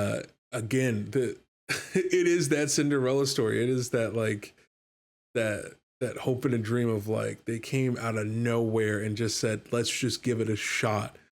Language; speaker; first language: English; native; English